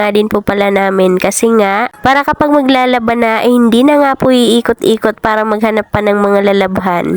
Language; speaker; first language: Filipino; native; Filipino